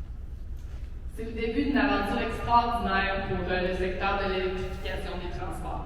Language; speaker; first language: French; native; French